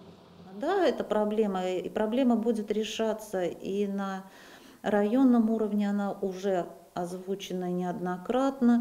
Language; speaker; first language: Russian; native; Russian